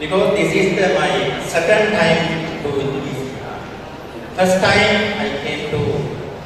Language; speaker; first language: English; non-native, learner; Sinhala